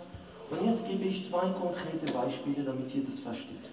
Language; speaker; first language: German; non-native, fluent; Arabic